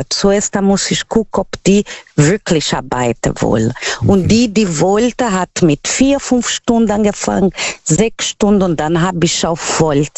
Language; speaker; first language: German; non-native, learner; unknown